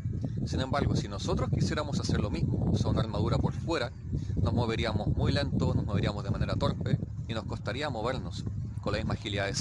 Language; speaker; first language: Spanish; native; Spanish